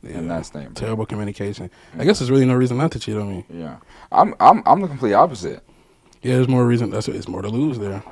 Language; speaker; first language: English; native; English